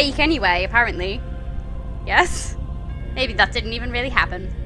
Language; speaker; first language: English; native; English